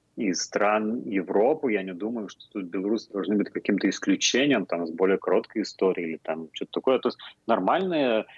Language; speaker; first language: Russian; non-native, fluent; Lithuanian